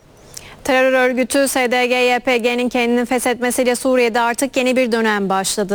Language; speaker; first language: Turkish; native; Turkish